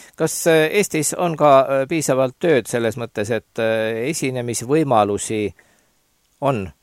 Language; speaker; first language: Estonian; native; Estonian